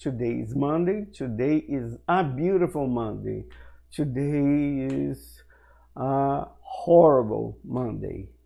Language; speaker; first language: English; non-native, fluent; Portuguese